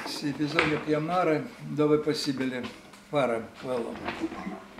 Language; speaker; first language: Italian; non-native, learner; Russian